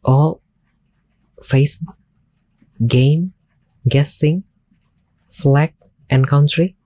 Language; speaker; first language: English; non-native, learner; Indonesian